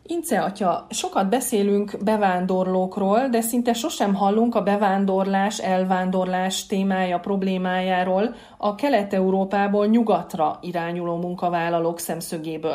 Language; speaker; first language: Hungarian; native; Hungarian